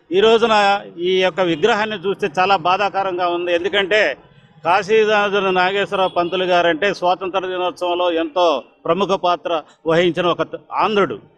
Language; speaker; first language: Telugu; native; Telugu